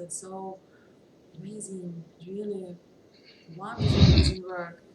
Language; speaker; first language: English; non-native, learner; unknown